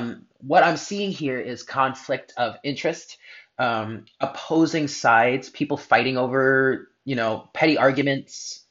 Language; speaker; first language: English; native; English